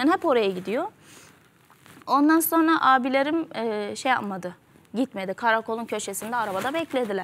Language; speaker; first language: Turkish; native; Turkish